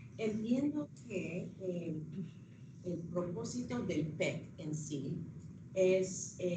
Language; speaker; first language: Spanish; non-native, fluent; English